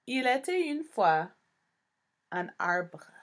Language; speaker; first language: French; non-native, fluent; English